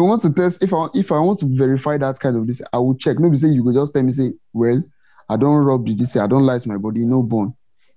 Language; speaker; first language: English; non-native, local second language; Igbo